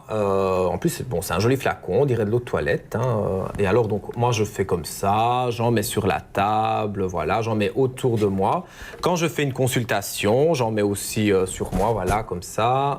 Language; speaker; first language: French; native; French